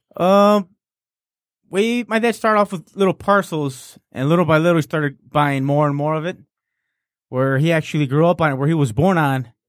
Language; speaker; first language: English; non-native, fluent; Spanish